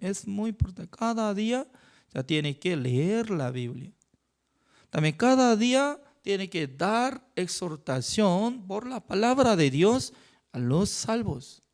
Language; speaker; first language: Spanish; non-native, fluent; Korean